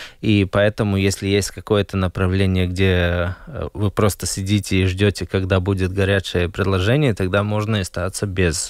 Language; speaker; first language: Russian; non-native, local second language; Latvian